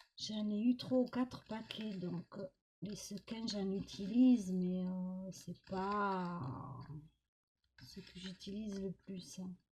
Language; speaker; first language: French; native; French